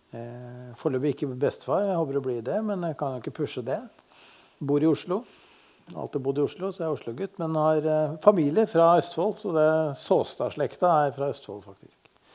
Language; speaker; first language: Norwegian; native; Norwegian